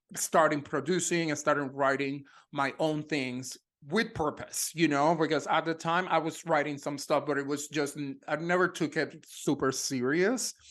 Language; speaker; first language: English; non-native, fluent; Spanish